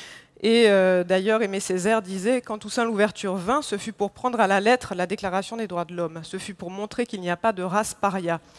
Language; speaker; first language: French; non-native, local second language; Haitian Creole